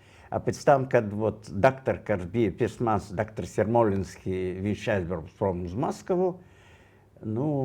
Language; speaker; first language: Latvian; non-native, local second language; Russian